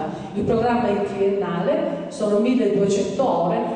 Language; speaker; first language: Italian; native; Italian